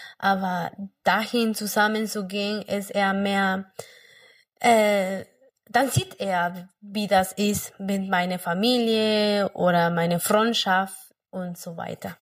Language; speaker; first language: German; non-native, fluent; Spanish